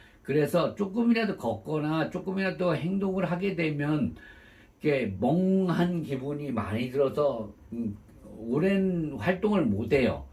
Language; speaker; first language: Korean; native; Korean